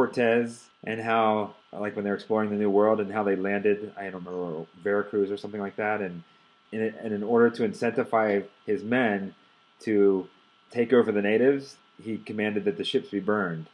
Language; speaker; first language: English; native; English